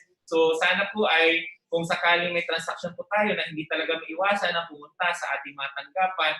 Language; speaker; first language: Filipino; native; Filipino